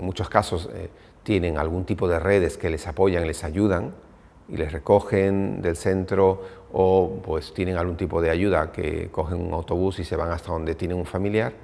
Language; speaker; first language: Spanish; native; Spanish